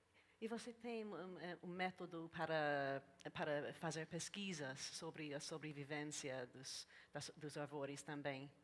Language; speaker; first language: Portuguese; non-native, learner; English